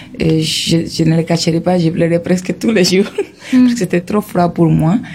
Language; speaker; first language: French; non-native, fluent; Spanish